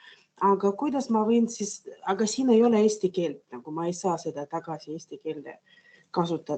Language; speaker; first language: Estonian; non-native, local second language; Russian